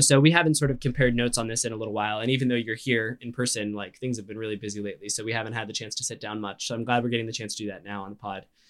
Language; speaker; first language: English; native; English